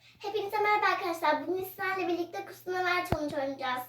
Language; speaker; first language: Turkish; native; Turkish